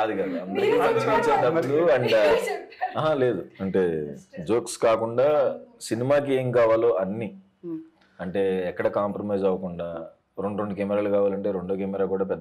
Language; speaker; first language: Telugu; native; Telugu